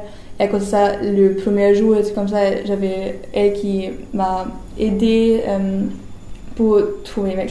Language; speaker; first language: French; non-native, learner; German